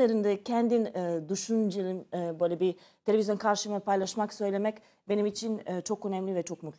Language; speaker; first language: Turkish; non-native, learner; Serbian